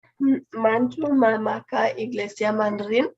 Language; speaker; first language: Spanish; non-native, fluent; German